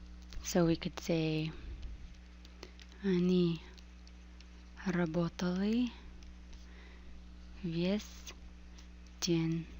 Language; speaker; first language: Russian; non-native, fluent; English